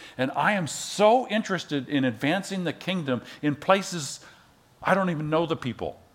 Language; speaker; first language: English; native; English